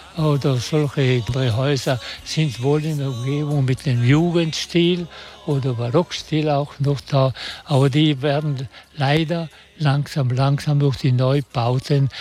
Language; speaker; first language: German; native; German